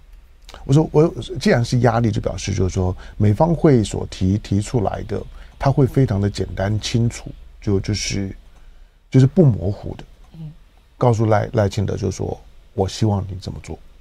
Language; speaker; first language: Chinese; native; Chinese